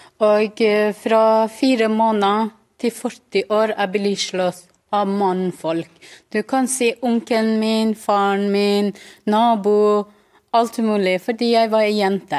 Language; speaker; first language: Norwegian; non-native, fluent; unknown